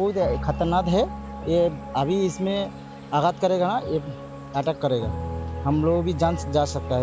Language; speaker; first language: Hindi; non-native, local second language; Bangla